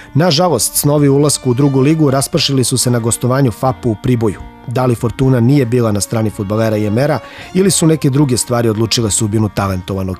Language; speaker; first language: Serbian; native; Serbian